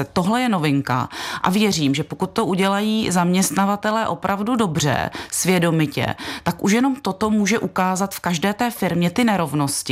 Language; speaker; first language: Czech; native; Czech